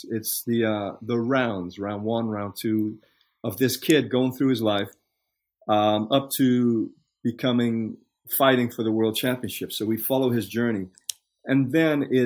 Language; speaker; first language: English; native; English